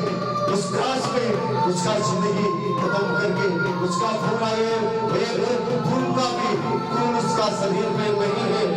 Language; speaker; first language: Hindi; non-native, local second language; Telugu